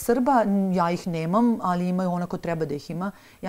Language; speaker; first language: Serbian; native; Serbian